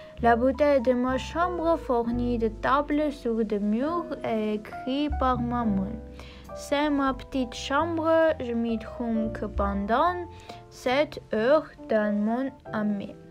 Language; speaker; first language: French; non-native, learner; Armenian